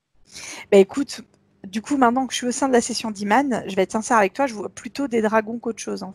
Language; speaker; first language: French; native; French